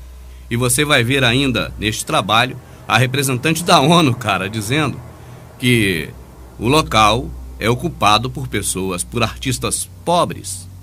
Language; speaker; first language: Portuguese; native; Portuguese